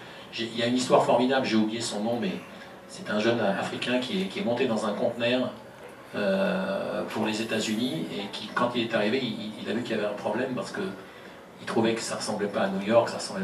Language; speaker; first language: French; native; French